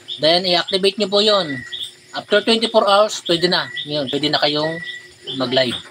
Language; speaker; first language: Filipino; non-native, local second language; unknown